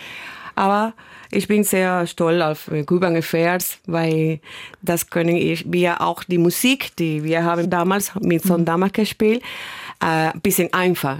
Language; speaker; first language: German; non-native, fluent; Spanish